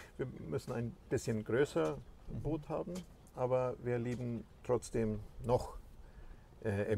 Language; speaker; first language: German; non-native, fluent; Swedish